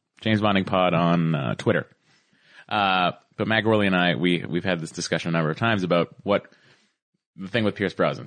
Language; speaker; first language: English; native; English